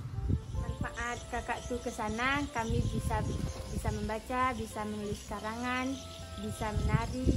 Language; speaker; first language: Indonesian; non-native, local second language; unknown